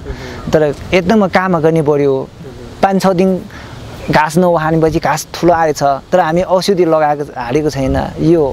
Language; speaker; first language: Nepali; non-native, learner; Chinese